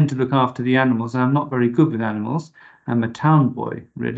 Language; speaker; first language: English; native; English